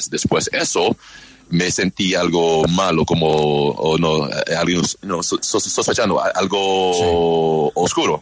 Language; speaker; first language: Spanish; non-native, learner; English